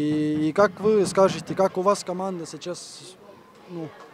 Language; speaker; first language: Russian; non-native, learner; Estonian